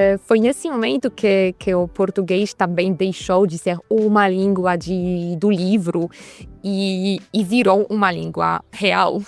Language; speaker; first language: Portuguese; non-native, fluent; Polish